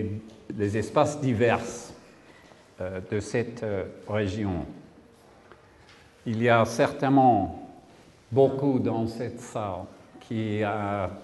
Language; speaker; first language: French; non-native, learner; English